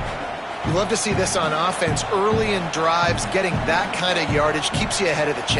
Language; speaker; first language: English; native; English